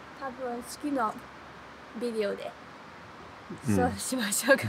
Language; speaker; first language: Japanese; non-native, fluent; Chinese